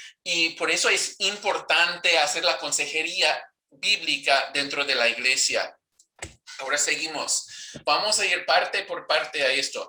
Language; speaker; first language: Spanish; non-native, fluent; English